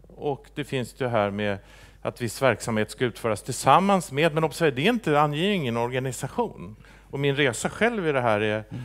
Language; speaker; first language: Swedish; native; Swedish